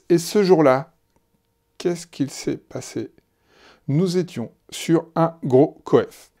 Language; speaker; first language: French; native; French